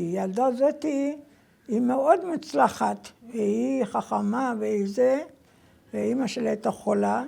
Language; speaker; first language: Hebrew; non-native, fluent; Persian